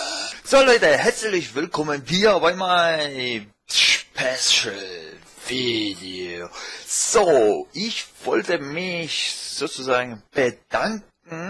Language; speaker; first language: German; non-native, fluent; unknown